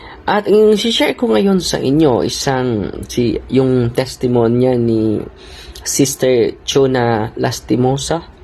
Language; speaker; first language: Filipino; native; Filipino